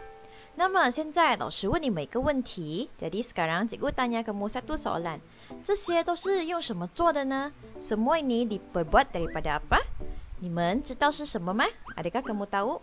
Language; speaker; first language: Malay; non-native, local second language; Chinese